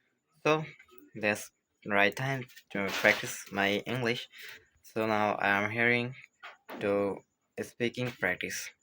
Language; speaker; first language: English; non-native, learner; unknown